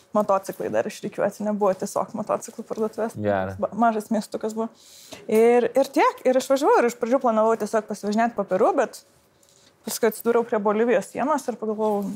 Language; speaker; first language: Lithuanian; native; Lithuanian